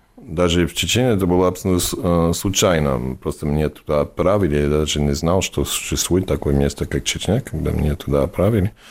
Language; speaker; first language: Russian; non-native, fluent; English